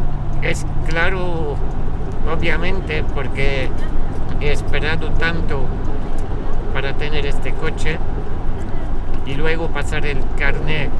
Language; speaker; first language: Spanish; non-native, fluent; French